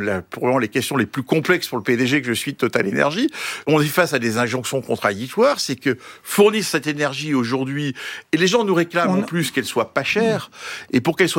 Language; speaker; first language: French; native; French